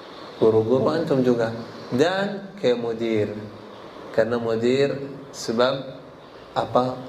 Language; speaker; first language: Indonesian; non-native, learner; Arabic